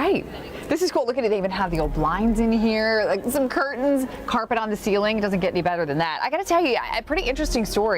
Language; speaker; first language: English; native; English